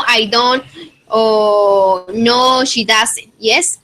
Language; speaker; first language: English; non-native, fluent; Spanish